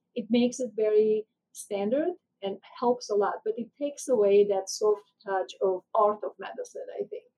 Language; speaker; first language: English; non-native, fluent; Armenian